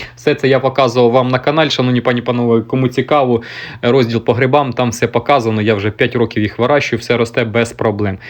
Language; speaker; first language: Ukrainian; native; Ukrainian